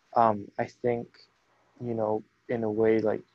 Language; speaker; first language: English; non-native, fluent; Spanish